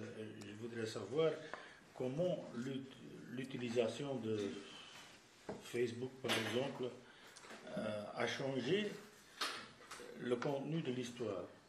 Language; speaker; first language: French; non-native, fluent; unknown